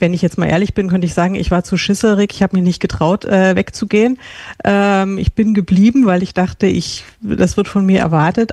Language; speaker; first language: German; native; German